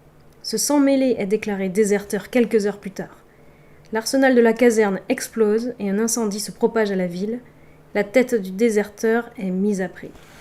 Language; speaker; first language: French; native; French